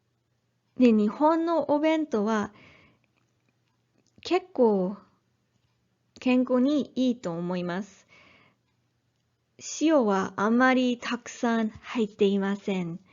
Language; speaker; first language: Japanese; non-native, learner; English